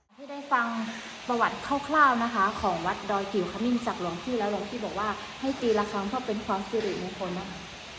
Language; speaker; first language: Thai; non-native, local second language; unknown